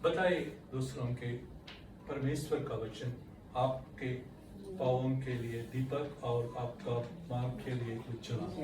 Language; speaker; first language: Hindi; non-native, local second language; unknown